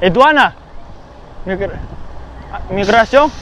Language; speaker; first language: Spanish; non-native, learner; English